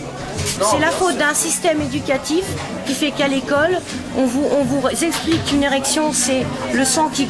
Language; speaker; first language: French; native; French